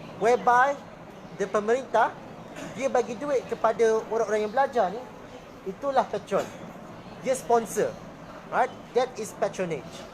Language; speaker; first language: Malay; native; Malay